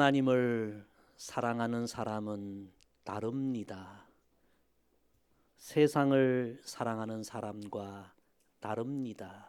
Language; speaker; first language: Korean; native; Korean